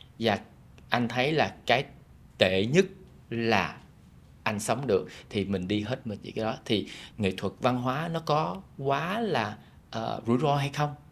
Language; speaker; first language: Vietnamese; early bilingual, heritage; Vietnamese